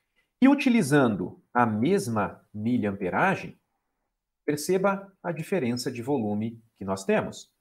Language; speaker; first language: Portuguese; native; Portuguese